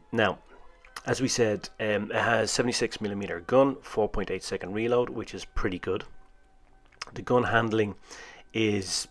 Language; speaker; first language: English; native; English